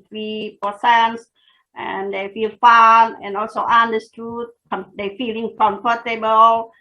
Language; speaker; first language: English; non-native, fluent; Indonesian